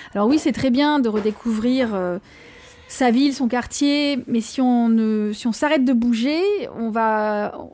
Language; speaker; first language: French; native; French